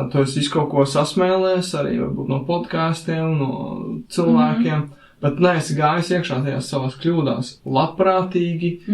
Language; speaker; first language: Latvian; native; Latvian